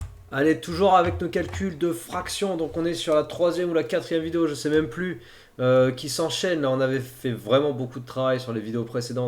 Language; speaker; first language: French; native; French